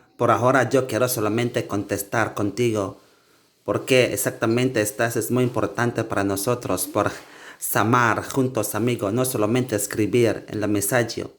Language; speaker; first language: Spanish; non-native, learner; Indonesian